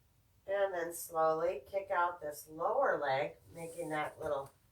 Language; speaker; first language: English; native; English